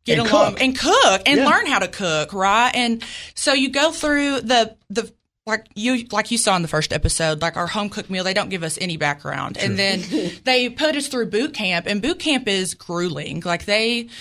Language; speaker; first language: English; native; English